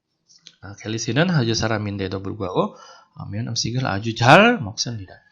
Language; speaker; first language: Korean; non-native, fluent; Indonesian